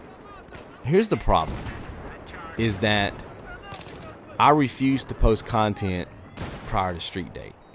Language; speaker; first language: English; native; English